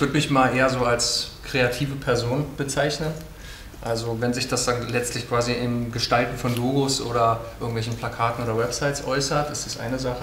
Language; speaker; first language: German; native; German